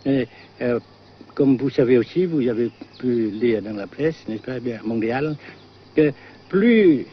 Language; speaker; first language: French; non-native, local second language; Vietnamese